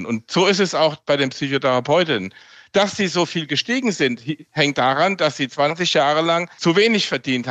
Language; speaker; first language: German; native; German